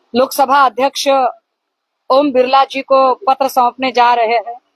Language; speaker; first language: Hindi; non-native, local second language; Marathi